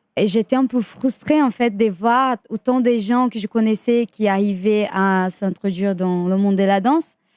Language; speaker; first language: French; non-native, fluent; Portuguese